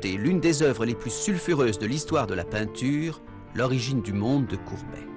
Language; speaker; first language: French; native; French